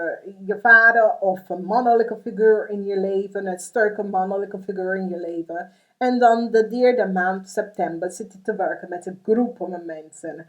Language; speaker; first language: Dutch; non-native, fluent; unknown